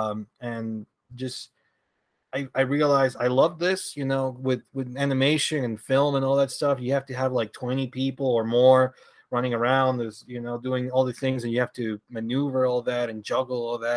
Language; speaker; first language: English; early bilingual, other home language; Spanish